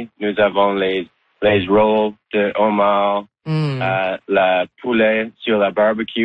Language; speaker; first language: French; non-native, learner; English